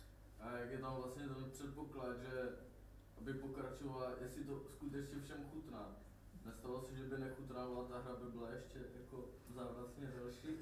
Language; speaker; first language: Czech; native; Czech